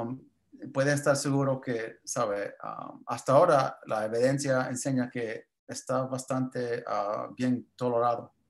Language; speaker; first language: Spanish; early bilingual, heritage; English